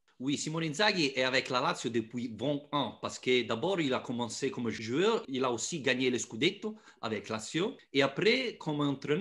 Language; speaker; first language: French; non-native, fluent; Italian